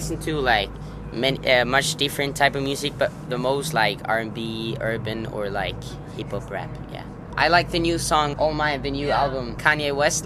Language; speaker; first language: English; non-native, fluent; Norwegian